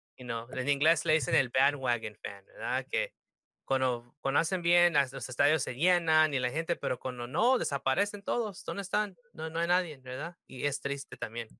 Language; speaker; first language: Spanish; early bilingual, heritage; Spanish